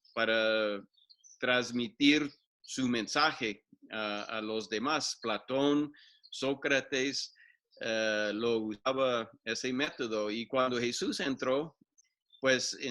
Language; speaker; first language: Spanish; non-native, fluent; English